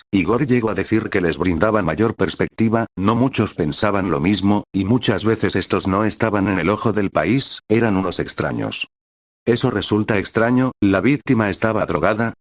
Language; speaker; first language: Spanish; native; Spanish